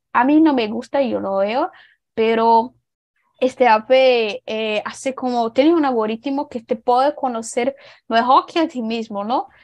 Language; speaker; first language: Spanish; non-native, learner; Portuguese